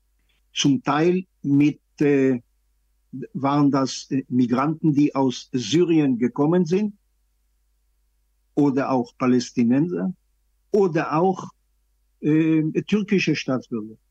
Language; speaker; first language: German; non-native, fluent; Hebrew